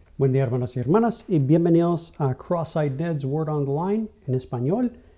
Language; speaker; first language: Spanish; non-native, fluent; English